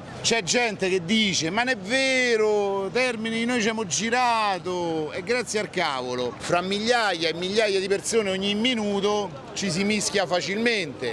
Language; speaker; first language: Italian; native; Italian